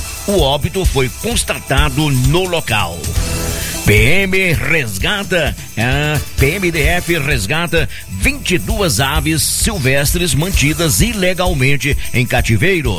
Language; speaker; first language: Portuguese; native; Portuguese